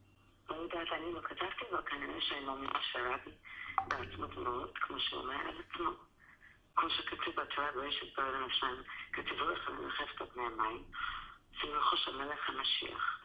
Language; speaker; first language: Hebrew; non-native, fluent; English